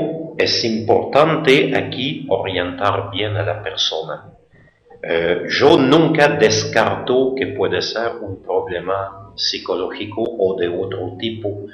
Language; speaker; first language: Spanish; non-native, fluent; French